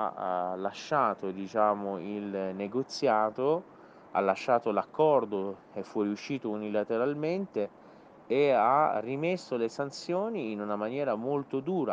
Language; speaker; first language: Italian; non-native, fluent; Persian